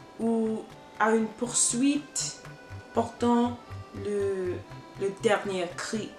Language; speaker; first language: French; non-native, learner; English